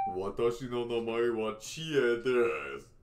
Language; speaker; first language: Japanese; non-native, learner; English